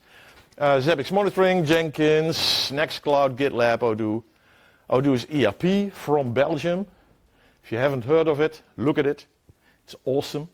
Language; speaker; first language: English; non-native, fluent; Dutch